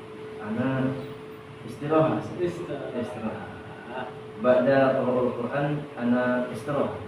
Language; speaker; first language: Arabic; non-native, learner; Indonesian